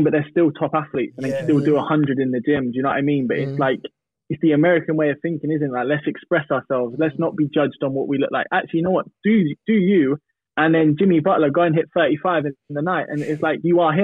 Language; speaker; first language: English; native; English